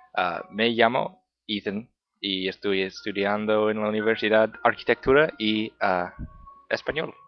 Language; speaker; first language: Spanish; non-native, learner; English